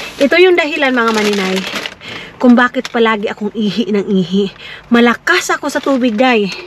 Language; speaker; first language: Filipino; non-native, local second language; Cebuano